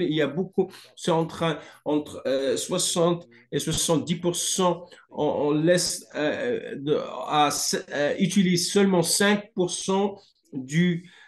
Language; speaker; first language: French; non-native, fluent; English